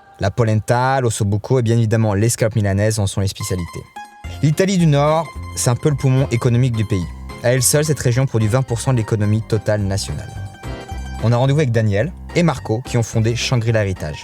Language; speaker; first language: French; native; French